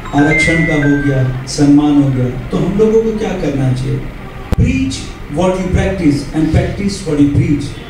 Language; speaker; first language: Hindi; non-native, local second language; Gujarati